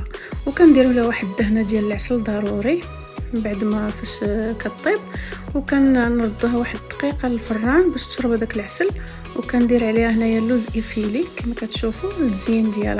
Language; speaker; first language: Arabic; native; Arabic